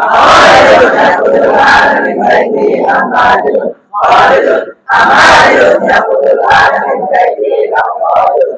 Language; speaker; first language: Arabic; non-native, learner; Bangla